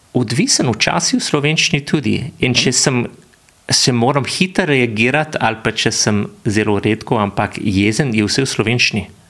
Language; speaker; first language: Slovenian; non-native, fluent; English